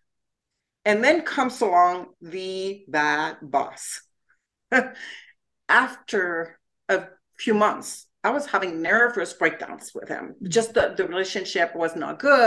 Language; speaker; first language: English; non-native, fluent; French